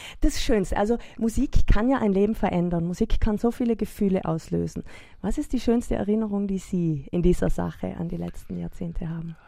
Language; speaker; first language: German; native; German